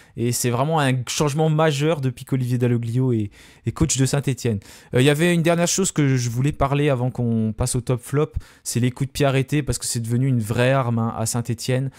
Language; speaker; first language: French; native; French